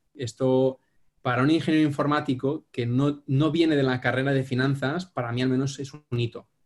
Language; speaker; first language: Spanish; non-native, local second language; Catalan